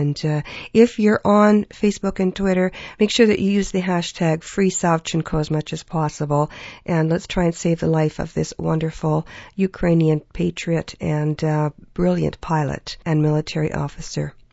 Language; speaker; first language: English; early bilingual, other home language; Ukrainian